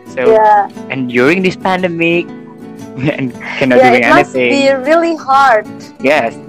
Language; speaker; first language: English; non-native, fluent; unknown